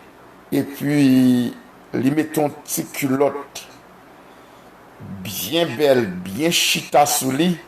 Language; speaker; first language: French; non-native, learner; Haitian Creole